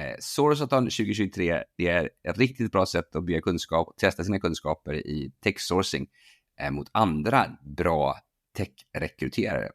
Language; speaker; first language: Swedish; native; Swedish